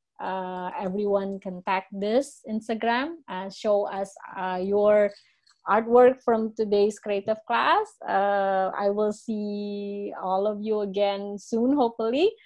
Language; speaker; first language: English; non-native, fluent; Indonesian